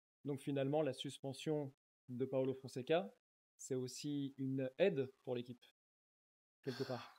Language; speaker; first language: French; native; French